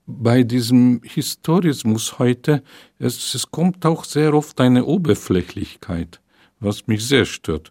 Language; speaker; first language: German; non-native, fluent; Hungarian